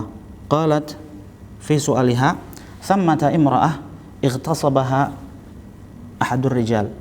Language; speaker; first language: Arabic; non-native, fluent; Indonesian